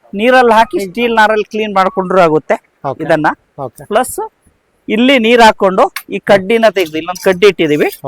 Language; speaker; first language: Kannada; native; Kannada